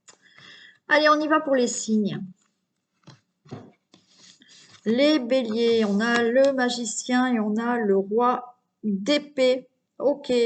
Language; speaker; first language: French; native; French